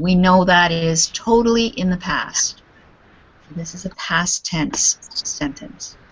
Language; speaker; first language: English; non-native, fluent; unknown